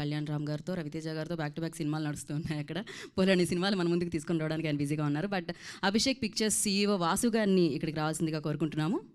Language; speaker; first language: Telugu; native; Telugu